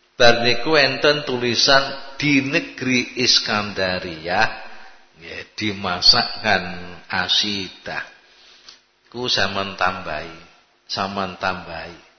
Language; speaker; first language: Indonesian; native; Indonesian